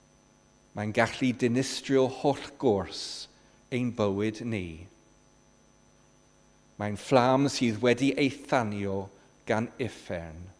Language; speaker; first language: Welsh; non-native, fluent; English